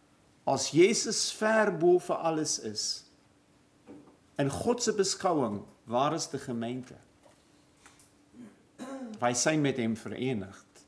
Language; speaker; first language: Dutch; non-native, fluent; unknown